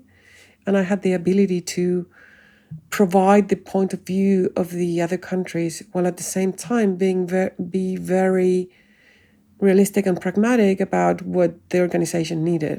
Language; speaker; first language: English; non-native, fluent; Spanish